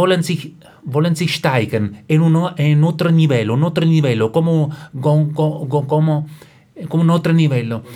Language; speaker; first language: Italian; non-native, learner; German